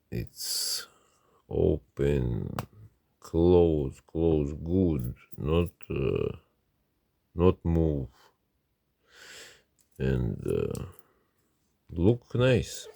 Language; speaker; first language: English; non-native, learner; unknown